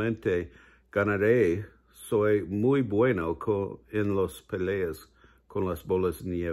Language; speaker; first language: Spanish; non-native, learner; English